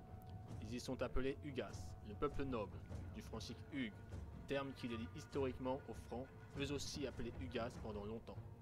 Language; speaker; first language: French; native; French